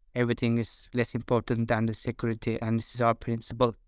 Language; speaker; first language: English; non-native, fluent; Turkish